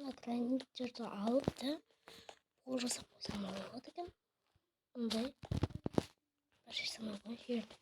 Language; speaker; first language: Russian; non-native, local second language; Kazakh